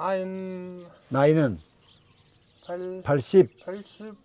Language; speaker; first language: Korean; non-native, learner; Mongolian